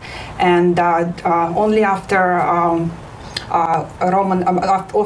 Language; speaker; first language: English; non-native, fluent; Ukrainian